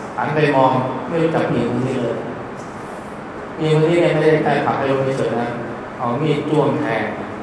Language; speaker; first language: Thai; native; Thai